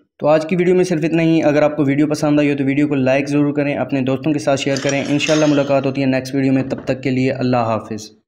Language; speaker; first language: Hindi; native; Hindi